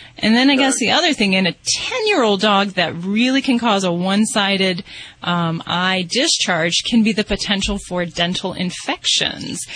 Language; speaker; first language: English; native; English